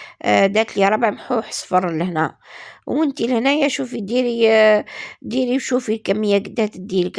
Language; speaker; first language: Arabic; native; Arabic